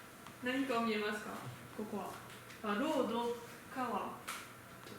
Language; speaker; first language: Japanese; non-native, learner; French